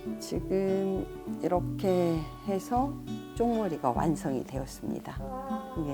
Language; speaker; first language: Korean; native; Korean